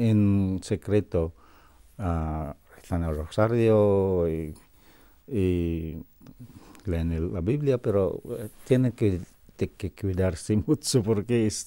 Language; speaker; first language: Spanish; non-native, fluent; Cebuano